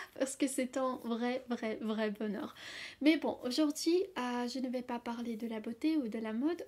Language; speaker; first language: French; non-native, fluent; Russian